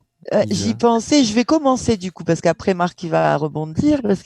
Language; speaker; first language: French; native; French